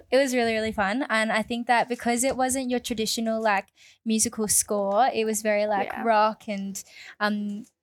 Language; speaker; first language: English; early bilingual, other home language; Filipino